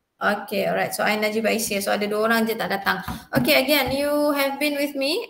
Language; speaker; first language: English; non-native, local second language; Malay